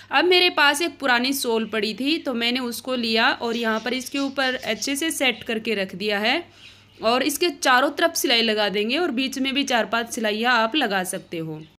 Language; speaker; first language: Hindi; native; Hindi